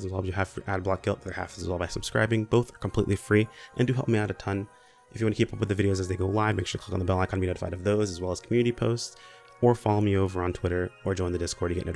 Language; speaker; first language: English; native; English